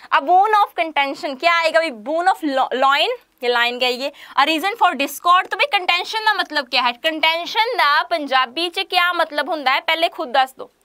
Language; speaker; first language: Hindi; non-native, local second language; Punjabi